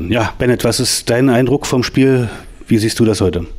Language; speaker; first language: German; native; German